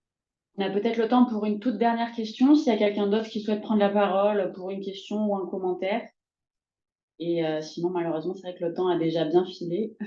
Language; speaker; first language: French; native; French